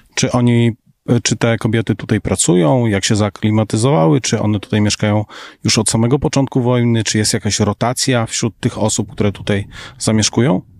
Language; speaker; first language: Polish; native; Polish